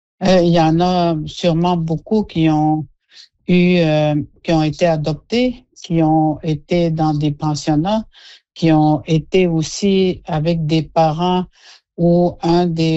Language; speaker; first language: French; non-native, local second language; Innu-aimun